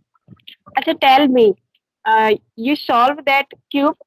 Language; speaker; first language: English; non-native, learner; Hindi